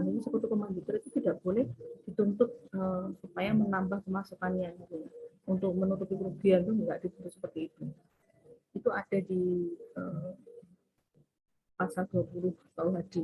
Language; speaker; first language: Indonesian; non-native, local second language; Javanese